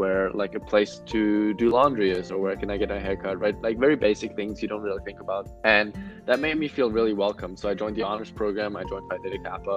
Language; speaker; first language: English; non-native, fluent; German